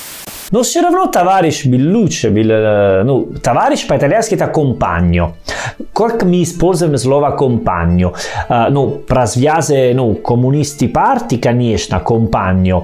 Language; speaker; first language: Russian; non-native, fluent; Italian